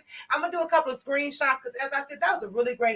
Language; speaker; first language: English; native; English